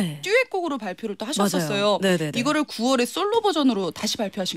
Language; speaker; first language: Korean; native; Korean